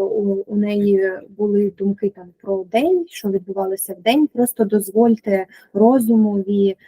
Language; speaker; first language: Ukrainian; native; Ukrainian